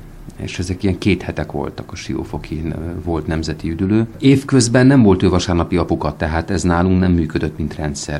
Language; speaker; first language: Hungarian; native; Hungarian